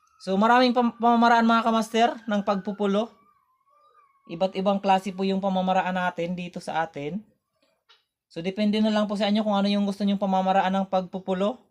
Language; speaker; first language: Filipino; native; Filipino